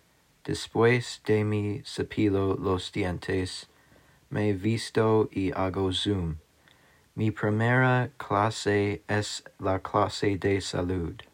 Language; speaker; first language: Spanish; non-native, learner; English